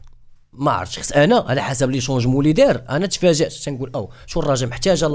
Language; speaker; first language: Arabic; native; Arabic